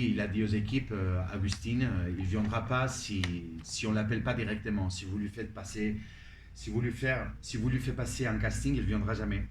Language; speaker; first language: French; non-native, fluent; Spanish